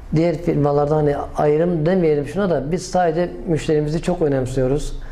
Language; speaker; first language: Turkish; native; Turkish